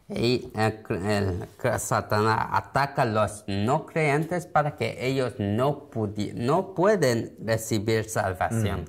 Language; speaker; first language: Spanish; non-native, learner; Korean